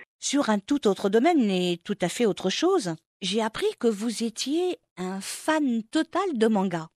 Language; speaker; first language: French; non-native, local second language; Arabic